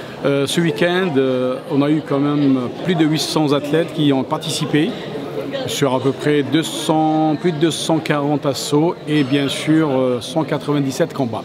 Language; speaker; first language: French; native; French